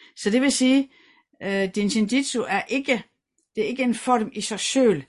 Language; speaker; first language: Danish; native; Danish